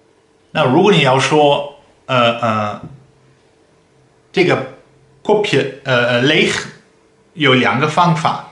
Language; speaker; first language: Chinese; non-native, fluent; Dutch